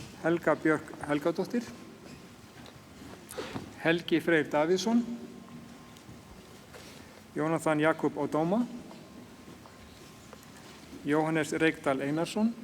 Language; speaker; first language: Icelandic; native; Icelandic